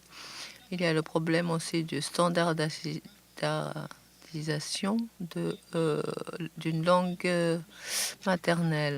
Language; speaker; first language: French; non-native, fluent; Japanese